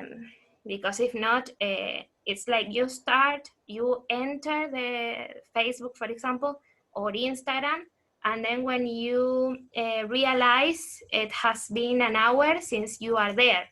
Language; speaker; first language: English; non-native, fluent; Spanish